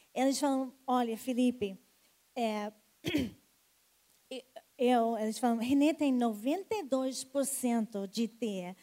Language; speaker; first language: Portuguese; non-native, fluent; English